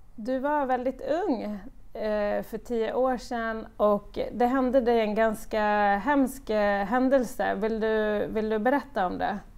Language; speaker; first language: Swedish; native; Swedish